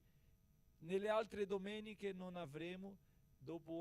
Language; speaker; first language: Italian; non-native, fluent; Portuguese